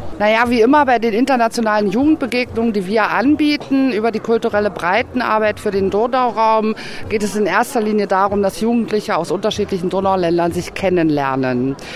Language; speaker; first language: German; native; German